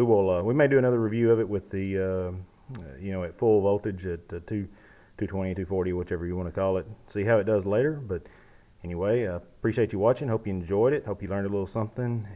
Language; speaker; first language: English; native; English